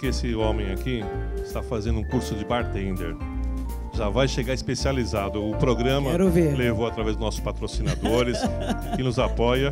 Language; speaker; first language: Portuguese; native; Portuguese